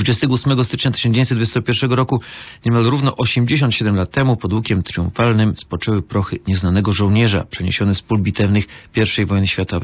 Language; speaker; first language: Polish; native; Polish